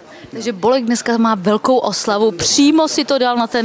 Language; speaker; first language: Czech; native; Czech